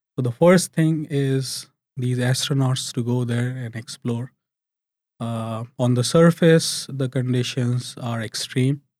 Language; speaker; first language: English; non-native, local second language; Hindi